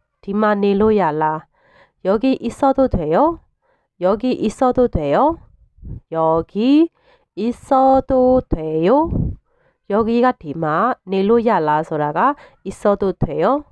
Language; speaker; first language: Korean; non-native, fluent; Burmese